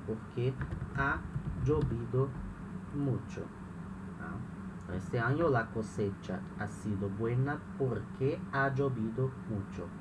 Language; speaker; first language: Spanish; non-native, fluent; Portuguese